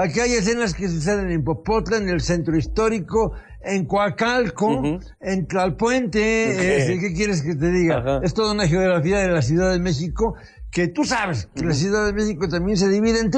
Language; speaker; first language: Spanish; native; Spanish